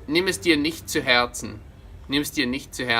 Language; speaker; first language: German; non-native, fluent; English